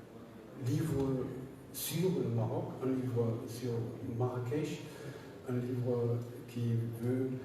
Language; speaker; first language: French; non-native, learner; German